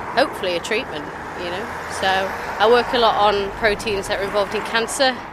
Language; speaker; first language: English; native; English